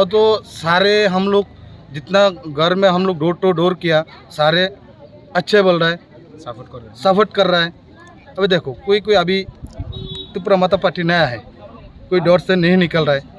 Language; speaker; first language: Hindi; non-native, local second language; Bangla